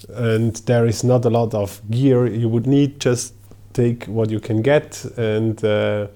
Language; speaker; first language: English; non-native, fluent; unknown